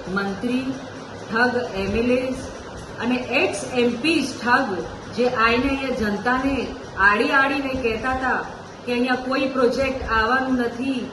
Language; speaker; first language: Gujarati; non-native, local second language; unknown